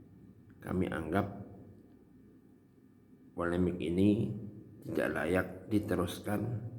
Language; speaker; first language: Indonesian; native; Indonesian